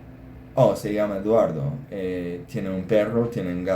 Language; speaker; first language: Spanish; non-native, fluent; English